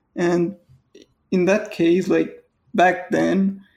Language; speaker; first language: English; non-native, fluent; Spanish